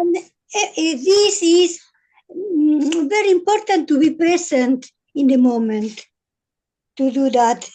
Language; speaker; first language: English; non-native, learner; Spanish